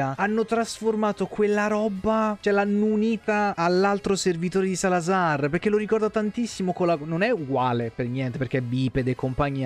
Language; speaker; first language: Italian; native; Italian